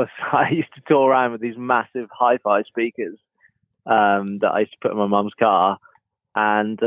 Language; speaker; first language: English; native; English